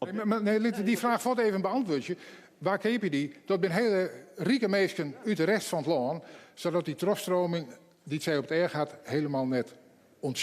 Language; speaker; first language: Dutch; non-native, local second language; Western Frisian